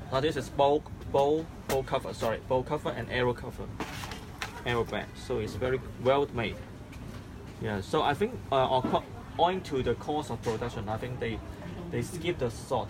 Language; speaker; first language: English; non-native, local second language; Cantonese